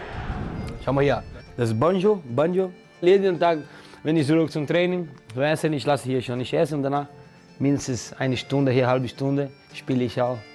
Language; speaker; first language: German; non-native, learner; Portuguese